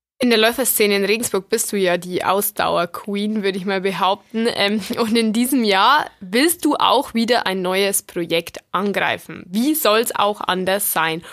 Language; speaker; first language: German; native; German